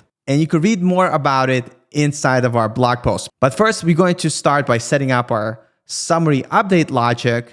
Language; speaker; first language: English; native; English